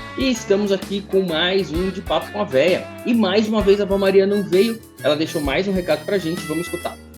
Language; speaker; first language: Portuguese; native; Portuguese